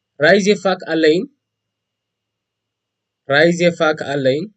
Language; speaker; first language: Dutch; non-native, fluent; Tigrinya